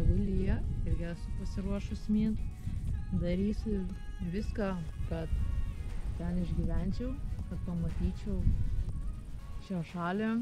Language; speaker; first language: Lithuanian; native; Lithuanian